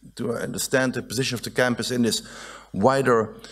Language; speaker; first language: English; non-native, fluent; Dutch